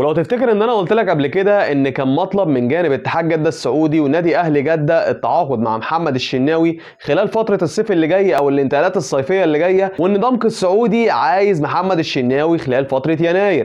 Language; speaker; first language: Arabic; native; Arabic